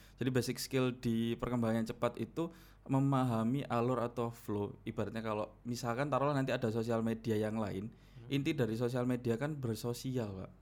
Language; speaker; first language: Indonesian; non-native, local second language; Madurese